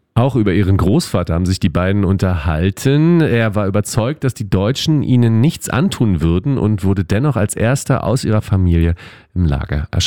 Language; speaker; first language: German; native; German